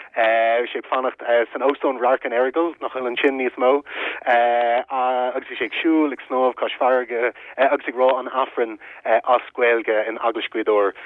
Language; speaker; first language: Irish; non-native, local second language; English